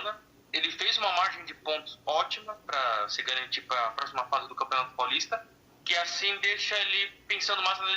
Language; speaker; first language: Portuguese; native; Portuguese